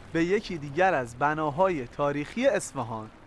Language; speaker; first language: Persian; native; Persian